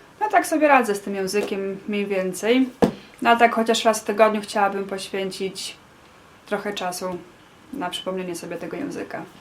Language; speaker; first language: Polish; native; Polish